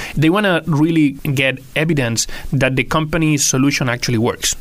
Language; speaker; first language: English; non-native, local second language; Cantonese